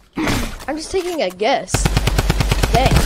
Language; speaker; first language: English; native; English